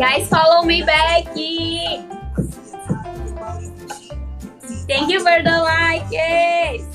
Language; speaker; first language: English; non-native, learner; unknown